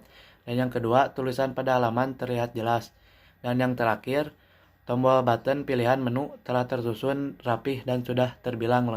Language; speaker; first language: Indonesian; native; Indonesian